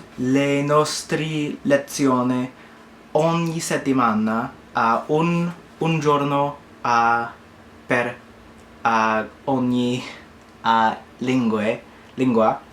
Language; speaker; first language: Italian; non-native, learner; English